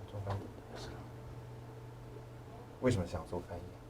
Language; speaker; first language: Chinese; non-native, fluent; English